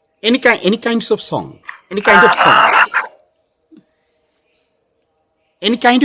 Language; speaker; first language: English; non-native, learner; Bangla